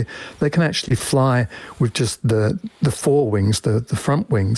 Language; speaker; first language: English; native; English